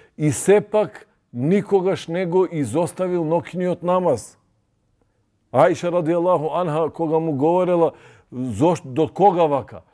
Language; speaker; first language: Macedonian; non-native, local second language; Albanian